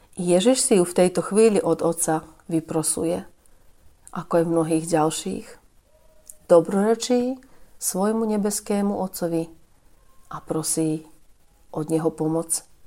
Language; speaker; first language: Slovak; native; Slovak